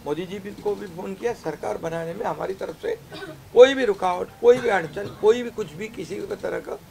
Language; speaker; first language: Hindi; non-native, local second language; Marathi